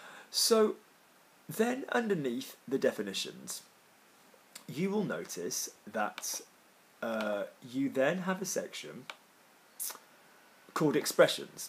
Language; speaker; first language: English; native; English